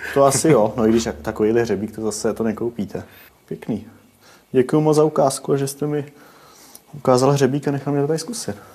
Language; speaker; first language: Czech; native; Czech